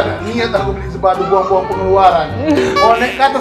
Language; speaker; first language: Indonesian; native; Indonesian